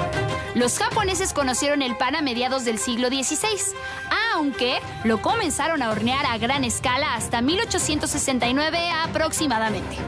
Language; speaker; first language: Spanish; native; Spanish